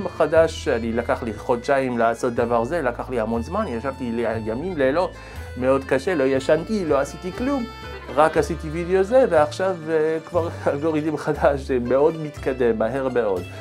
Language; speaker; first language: Hebrew; non-native, learner; Swedish